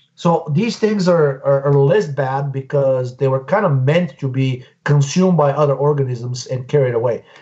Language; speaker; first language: English; non-native, fluent; Bulgarian